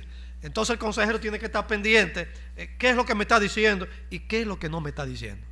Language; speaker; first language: Spanish; native; Spanish